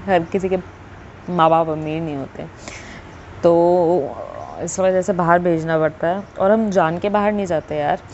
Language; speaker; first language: Hindi; native; Hindi